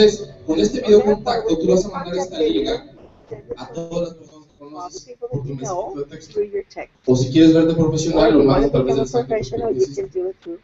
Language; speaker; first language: Spanish; native; Spanish